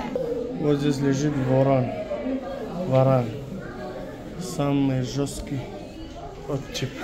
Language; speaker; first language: Russian; non-native, fluent; Tajik